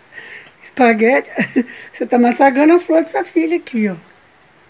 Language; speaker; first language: Portuguese; native; Portuguese